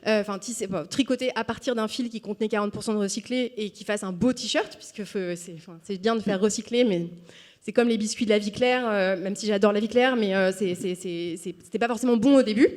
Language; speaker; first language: French; native; French